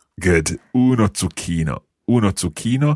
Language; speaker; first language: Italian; non-native, fluent; English